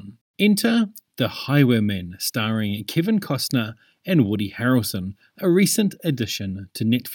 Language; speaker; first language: English; native; English